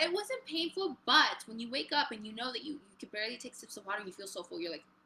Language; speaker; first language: English; early bilingual, other home language; Spanish